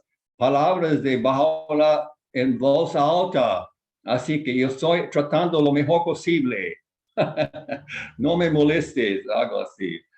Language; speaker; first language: Spanish; non-native, fluent; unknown